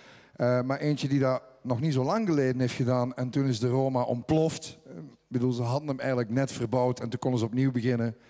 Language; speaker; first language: Dutch; native; Dutch